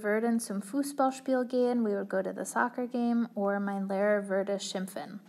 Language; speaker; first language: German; non-native, fluent; English